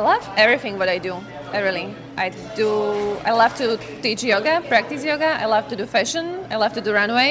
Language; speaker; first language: English; non-native, fluent; Slovak